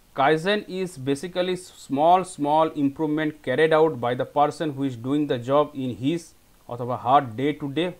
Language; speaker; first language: English; non-native, local second language; Bangla